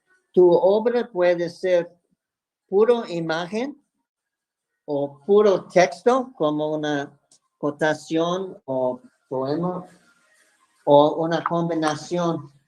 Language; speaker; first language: Spanish; non-native, fluent; English